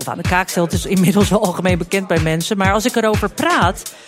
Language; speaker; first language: Dutch; early bilingual, other home language; Turkish